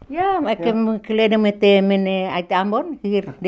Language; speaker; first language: Dutch; non-native, learner; Malay